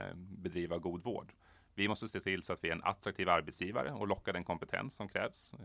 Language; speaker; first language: Swedish; native; Swedish